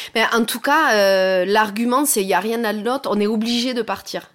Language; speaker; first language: French; native; French